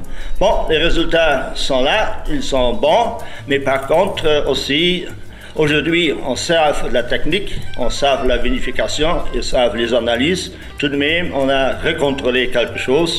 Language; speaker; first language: French; non-native, local second language; Luxembourgish